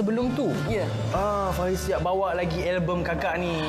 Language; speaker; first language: Malay; native; Malay